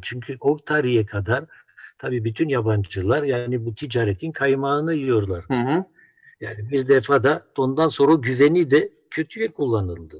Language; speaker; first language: Turkish; non-native, local second language; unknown